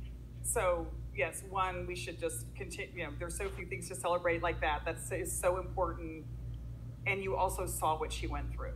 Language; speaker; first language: English; native; English